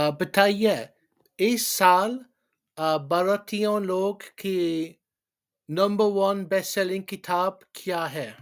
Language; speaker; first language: Hindi; non-native, learner; English